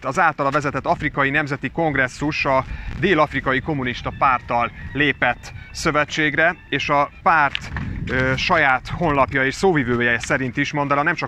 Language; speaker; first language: Hungarian; native; Hungarian